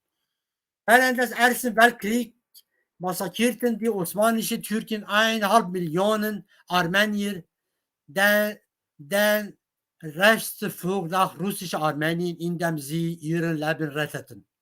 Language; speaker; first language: German; non-native, fluent; Kurdish